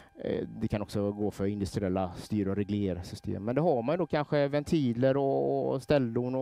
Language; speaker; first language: Swedish; native; Swedish